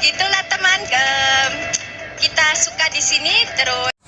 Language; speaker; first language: Indonesian; non-native, learner; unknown